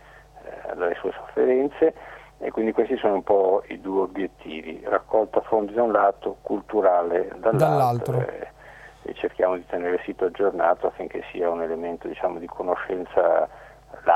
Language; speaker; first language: Italian; native; Italian